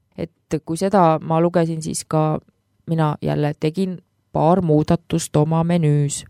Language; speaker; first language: Estonian; native; Estonian